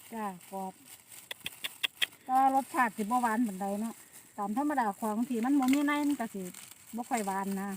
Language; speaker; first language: Thai; native; Thai